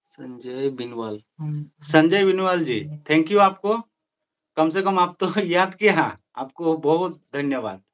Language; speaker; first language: Hindi; non-native, local second language; Bangla